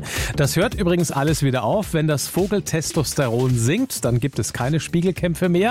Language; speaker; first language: German; native; German